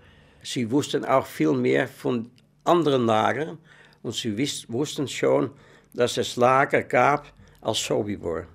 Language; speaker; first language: German; non-native, fluent; Dutch